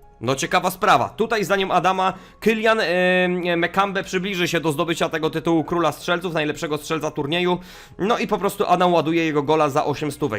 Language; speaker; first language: Polish; native; Polish